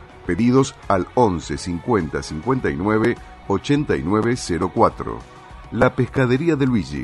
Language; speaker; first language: Spanish; native; Spanish